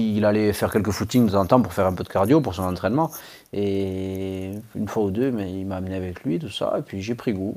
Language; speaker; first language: French; native; French